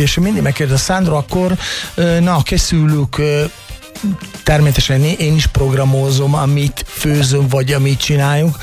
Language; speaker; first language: Hungarian; non-native, learner; Italian